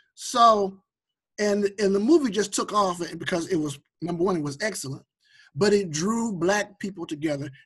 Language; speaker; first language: English; native; English